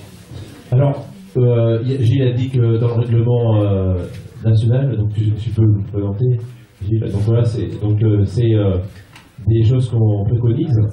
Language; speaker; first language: French; native; French